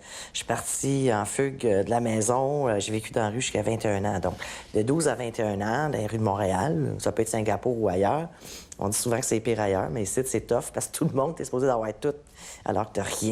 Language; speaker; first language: French; native; French